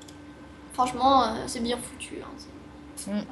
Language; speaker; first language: French; native; French